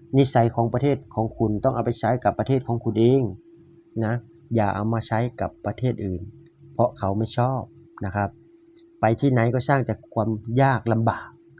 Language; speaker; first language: Thai; native; Thai